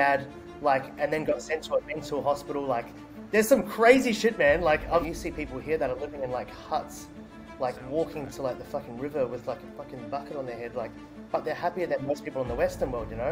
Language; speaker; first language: English; native; English